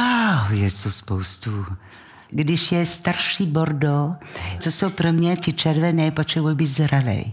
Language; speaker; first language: Czech; non-native, learner; French